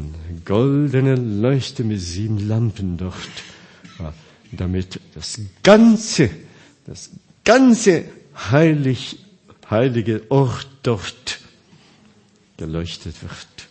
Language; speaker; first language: German; non-native, fluent; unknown